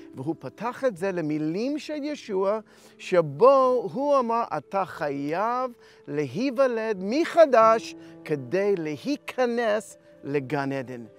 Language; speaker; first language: Hebrew; non-native, fluent; English